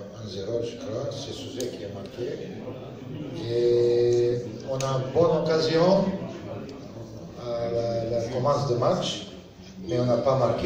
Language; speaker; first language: French; non-native, learner; Serbian